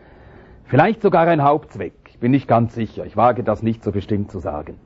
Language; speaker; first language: German; native; German